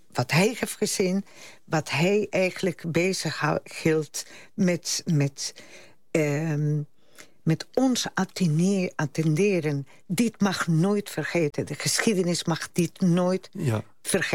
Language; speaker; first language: Dutch; non-native, fluent; Spanish